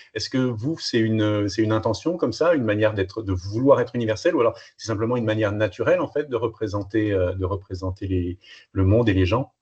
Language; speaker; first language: French; native; French